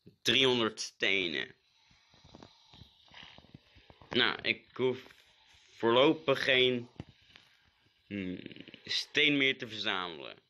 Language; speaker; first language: Dutch; native; Dutch